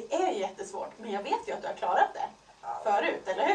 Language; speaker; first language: Swedish; native; Swedish